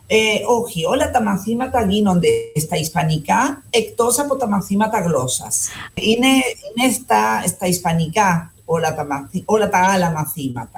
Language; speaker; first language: Greek; non-native, fluent; Spanish